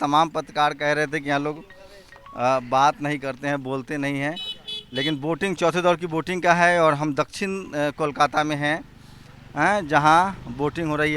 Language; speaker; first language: Hindi; native; Hindi